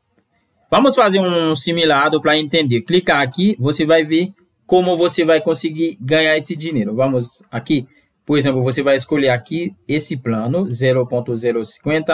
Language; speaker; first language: Portuguese; non-native, fluent; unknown